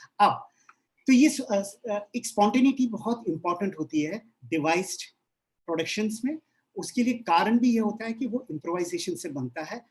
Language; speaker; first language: Hindi; non-native, local second language; Bangla